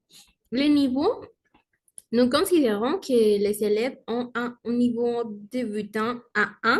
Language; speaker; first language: French; non-native, learner; Spanish